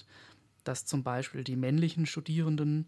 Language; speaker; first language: German; native; German